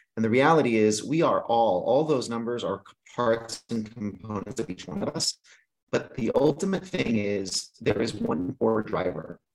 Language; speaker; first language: English; early bilingual, other home language; Greek